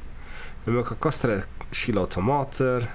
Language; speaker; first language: Swedish; non-native, learner; English